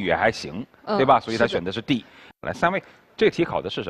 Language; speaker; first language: Chinese; native; Chinese